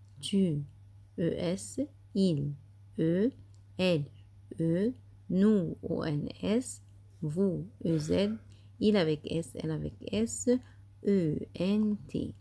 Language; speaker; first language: French; non-native, fluent; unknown